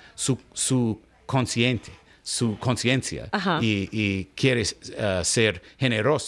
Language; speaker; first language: Spanish; non-native, learner; English